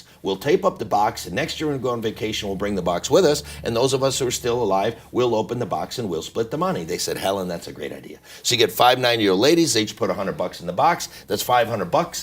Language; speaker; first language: English; native; English